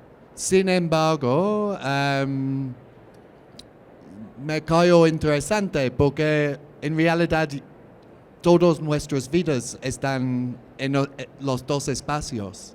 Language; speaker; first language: Spanish; non-native, learner; English